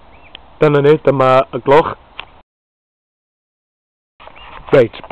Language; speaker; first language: Welsh; non-native, learner; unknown